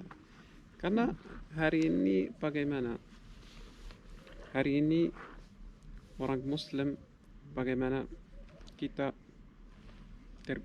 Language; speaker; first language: Indonesian; non-native, learner; Arabic